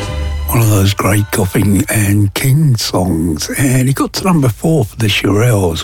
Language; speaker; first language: English; native; English